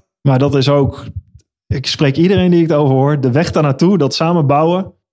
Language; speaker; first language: Dutch; native; Dutch